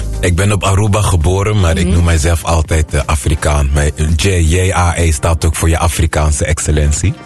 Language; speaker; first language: Dutch; non-native, local second language; Papiamento